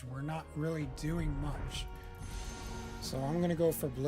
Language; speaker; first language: English; native; English